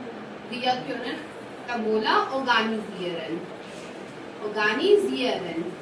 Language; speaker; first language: German; non-native, fluent; Hindi